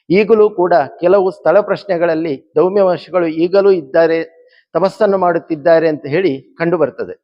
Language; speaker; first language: Kannada; native; Kannada